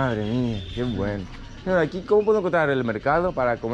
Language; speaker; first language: Spanish; non-native, learner; Greek